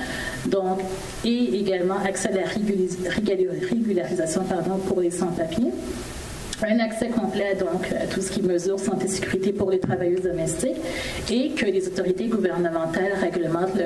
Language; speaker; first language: French; native; French